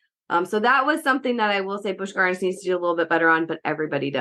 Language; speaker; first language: English; native; English